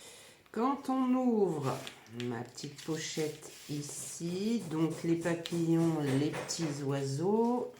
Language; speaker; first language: French; native; French